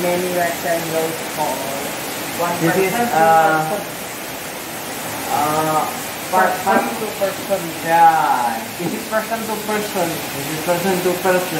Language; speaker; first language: English; non-native, learner; Indonesian